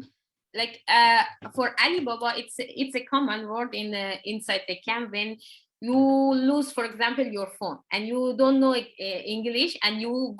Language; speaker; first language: English; non-native, learner; Persian